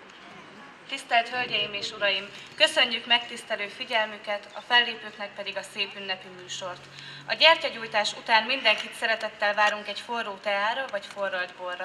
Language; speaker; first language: Hungarian; native; Hungarian